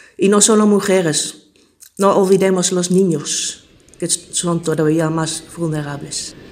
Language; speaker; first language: Spanish; non-native, fluent; Dutch